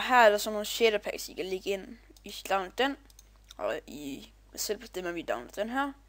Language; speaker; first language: Danish; native; Danish